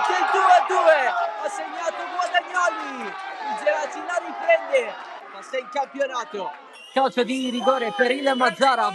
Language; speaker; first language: Italian; native; Italian